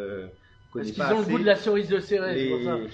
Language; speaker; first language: French; native; French